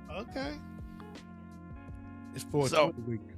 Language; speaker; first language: English; native; English